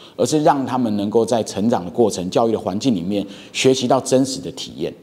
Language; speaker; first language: Chinese; native; Chinese